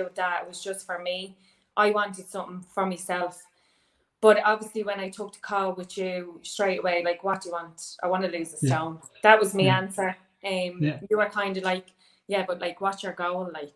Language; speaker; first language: English; native; English